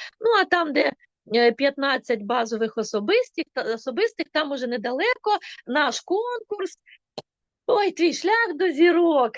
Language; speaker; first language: Ukrainian; non-native, local second language; Russian